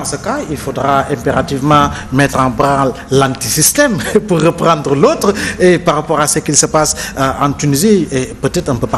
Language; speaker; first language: French; non-native, local second language; Wolof